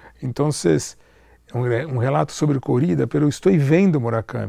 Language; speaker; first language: Spanish; non-native, learner; Portuguese